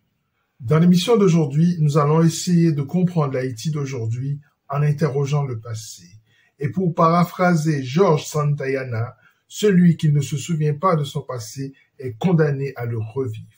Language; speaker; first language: French; non-native, local second language; Haitian Creole